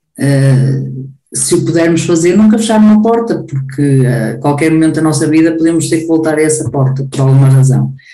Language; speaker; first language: Portuguese; native; Portuguese